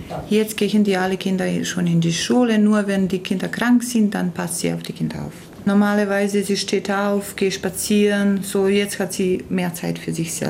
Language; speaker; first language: German; non-native, fluent; Croatian